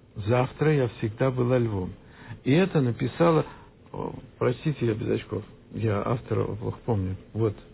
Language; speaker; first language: Russian; native; Russian